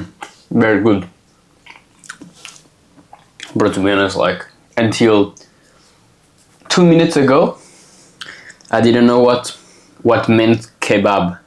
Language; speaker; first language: English; non-native, fluent; Portuguese